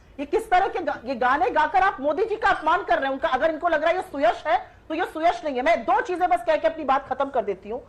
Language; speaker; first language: Hindi; native; Hindi